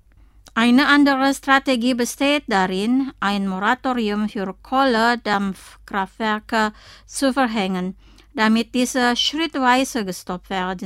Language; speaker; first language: German; non-native, fluent; Indonesian